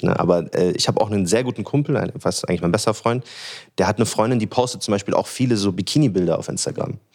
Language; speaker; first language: German; early bilingual, other home language; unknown